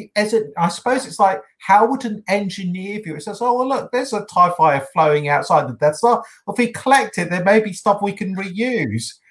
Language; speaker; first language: English; native; English